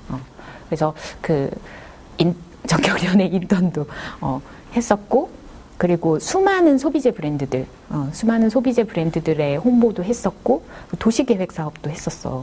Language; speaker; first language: Korean; native; Korean